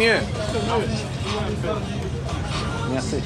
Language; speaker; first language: French; non-native, learner; Dutch